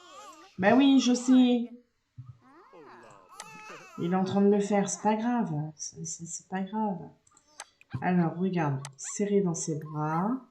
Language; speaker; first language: French; native; French